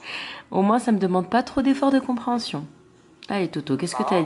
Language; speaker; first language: French; native; French